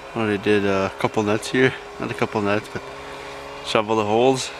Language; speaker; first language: English; native; English